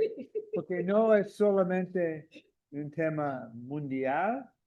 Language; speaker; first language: Spanish; non-native, fluent; English